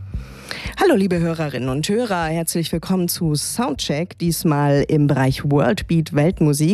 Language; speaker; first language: German; native; German